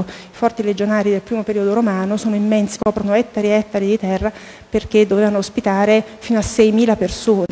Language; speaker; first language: Italian; native; Italian